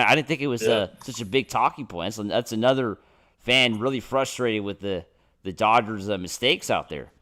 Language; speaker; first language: English; native; English